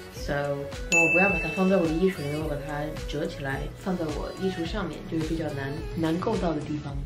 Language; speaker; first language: Chinese; early bilingual, heritage; Chinese